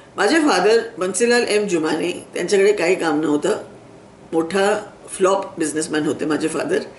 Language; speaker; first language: Marathi; non-native, local second language; Sindhi